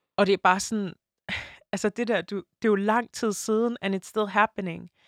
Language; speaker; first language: Danish; early bilingual, other home language; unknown